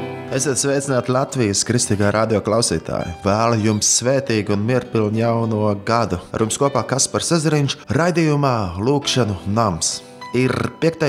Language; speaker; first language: Latvian; native; Latvian